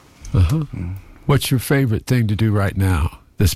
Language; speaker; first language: English; native; English